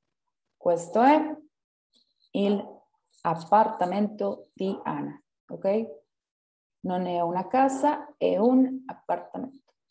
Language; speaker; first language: Italian; non-native, fluent; Spanish